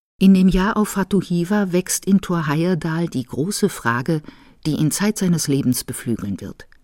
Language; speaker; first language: German; native; German